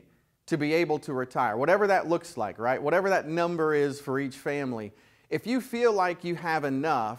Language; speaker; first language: English; native; English